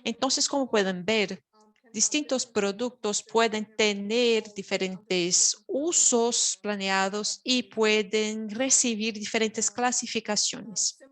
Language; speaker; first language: Spanish; non-native, fluent; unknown